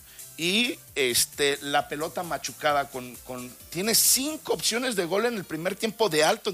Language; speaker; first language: Spanish; native; Spanish